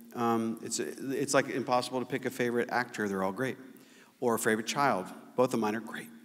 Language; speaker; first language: English; native; English